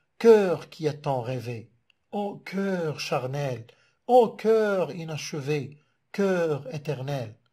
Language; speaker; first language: French; non-native, local second language; Arabic